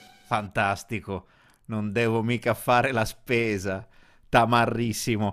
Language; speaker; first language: Italian; native; Italian